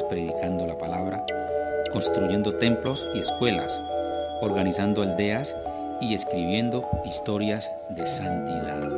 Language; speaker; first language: Spanish; native; Spanish